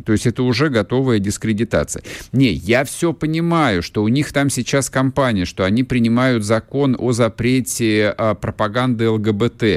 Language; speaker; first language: Russian; native; Russian